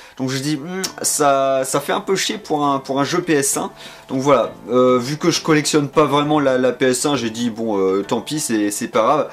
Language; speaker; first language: French; native; French